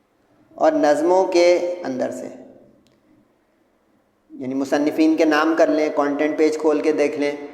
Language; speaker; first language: Urdu; native; Urdu